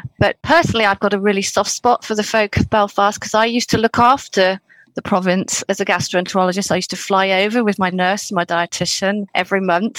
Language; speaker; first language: English; native; English